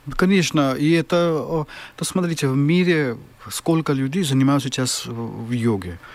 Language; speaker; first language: Russian; non-native, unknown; Hindi